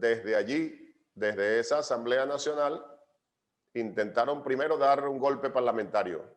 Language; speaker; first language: Spanish; native; Spanish